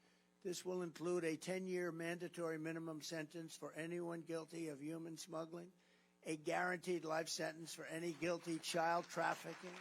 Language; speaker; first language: English; native; English